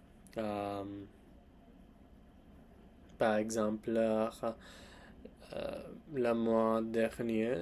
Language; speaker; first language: French; non-native, learner; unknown